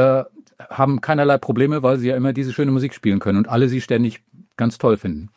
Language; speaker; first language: German; native; German